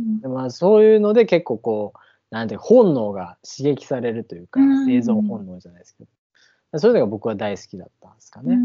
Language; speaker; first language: Japanese; native; Japanese